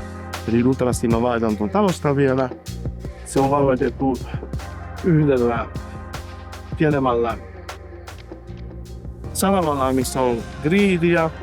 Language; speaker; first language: Finnish; non-native, fluent; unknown